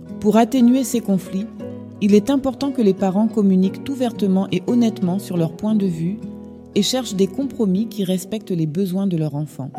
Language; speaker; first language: French; native; French